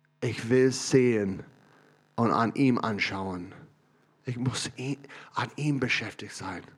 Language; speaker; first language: German; non-native, learner; English